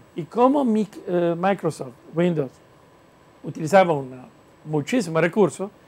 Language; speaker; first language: Spanish; non-native, fluent; Italian